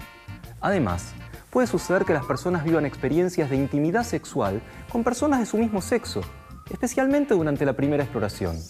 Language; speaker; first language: Spanish; native; Spanish